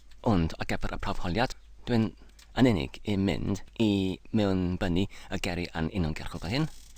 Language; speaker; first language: Welsh; non-native, learner; English